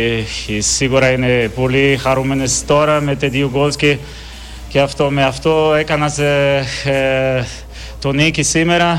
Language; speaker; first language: Greek; non-native, learner; Portuguese